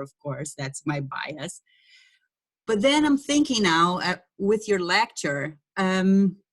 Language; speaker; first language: English; non-native, fluent; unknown